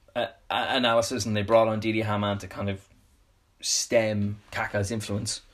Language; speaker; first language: English; native; English